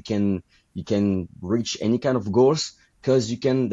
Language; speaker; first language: English; non-native, fluent; French